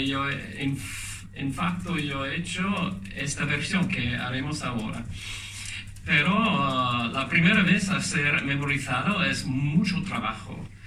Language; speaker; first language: Spanish; non-native, learner; English